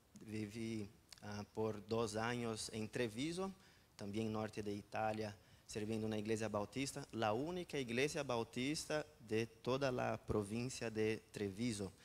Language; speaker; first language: Spanish; non-native, fluent; Portuguese